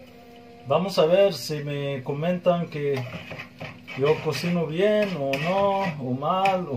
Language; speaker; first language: Spanish; non-native, fluent; Arabic